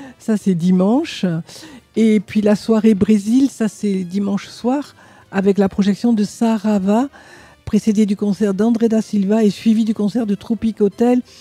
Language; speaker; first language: French; native; French